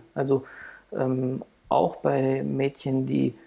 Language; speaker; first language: German; native; German